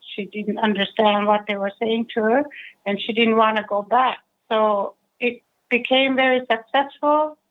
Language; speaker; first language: English; non-native, fluent; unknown